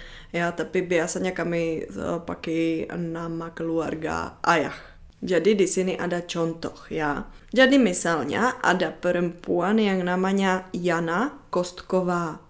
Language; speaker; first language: Indonesian; non-native, fluent; Czech